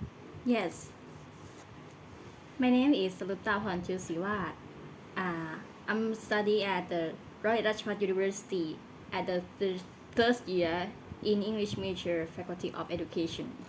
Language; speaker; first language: English; non-native, learner; Thai